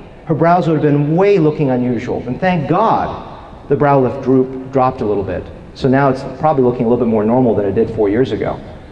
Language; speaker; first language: English; native; English